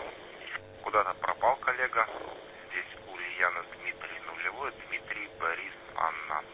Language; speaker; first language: Russian; native; Russian